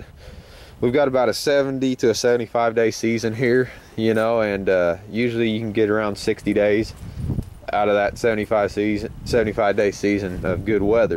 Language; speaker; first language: English; native; English